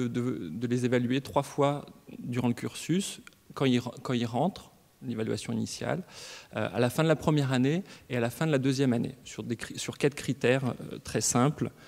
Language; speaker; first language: French; native; French